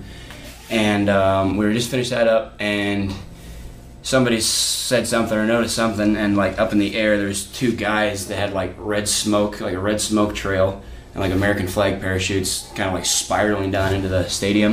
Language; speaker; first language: English; native; English